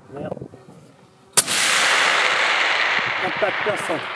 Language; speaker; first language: French; native; French